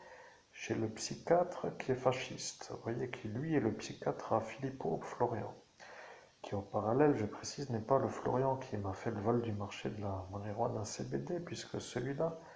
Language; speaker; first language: French; native; French